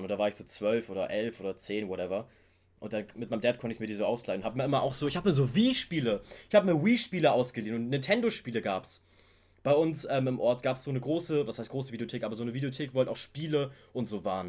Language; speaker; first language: German; native; German